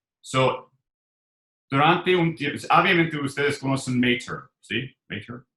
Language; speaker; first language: Spanish; non-native, learner; English